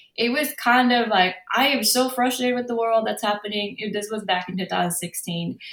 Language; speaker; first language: English; non-native, fluent; Korean